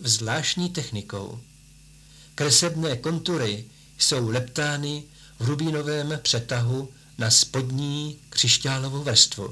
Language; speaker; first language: Czech; native; Czech